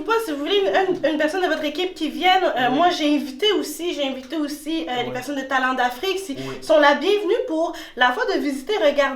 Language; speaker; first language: French; native; French